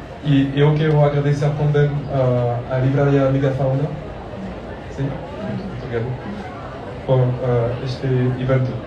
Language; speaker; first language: Portuguese; non-native, learner; French